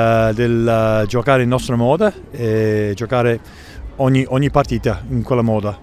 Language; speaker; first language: Italian; non-native, learner; English